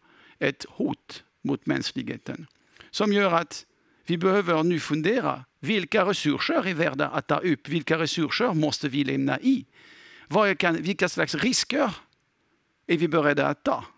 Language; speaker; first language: Swedish; non-native, fluent; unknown